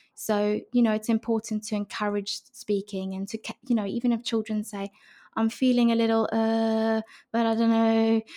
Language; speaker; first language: English; native; English